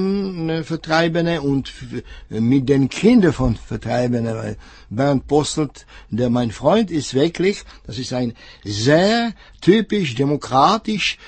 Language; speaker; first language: German; non-native, fluent; Czech